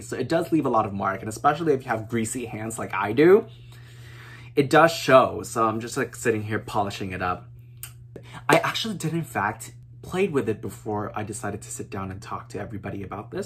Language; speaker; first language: English; early bilingual, other home language; Vietnamese